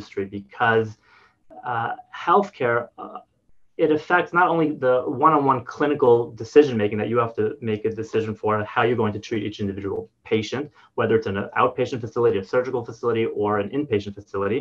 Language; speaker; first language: English; native; English